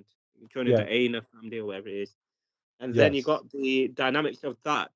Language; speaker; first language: English; native; English